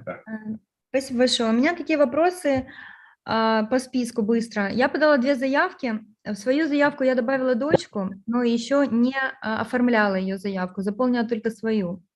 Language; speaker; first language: Russian; native; Russian